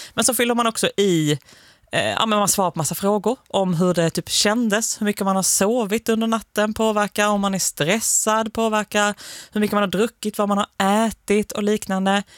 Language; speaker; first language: Swedish; native; Swedish